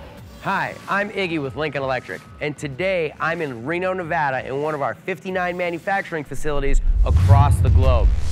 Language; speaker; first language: English; native; English